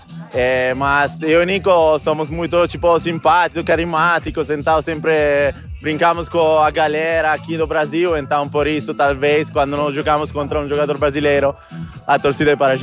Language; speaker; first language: Portuguese; non-native, fluent; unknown